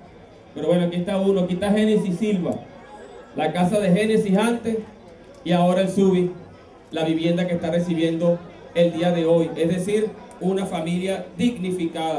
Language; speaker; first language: Spanish; native; Spanish